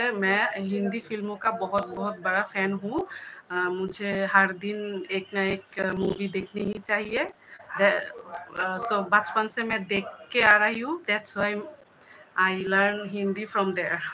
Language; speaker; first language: Hindi; non-native, learner; Bangla